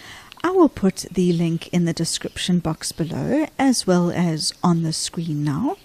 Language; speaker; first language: English; native; English